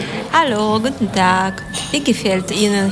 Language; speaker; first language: German; non-native, learner; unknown